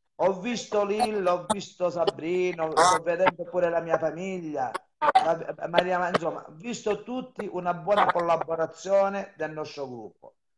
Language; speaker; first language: Italian; native; Italian